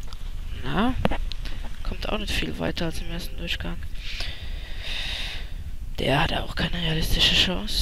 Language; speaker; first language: German; native; German